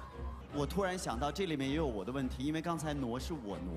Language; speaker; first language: Chinese; native; Chinese